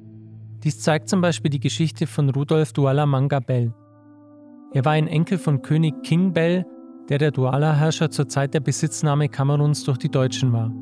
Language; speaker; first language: German; native; German